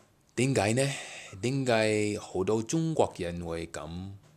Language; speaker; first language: Cantonese; non-native, learner; English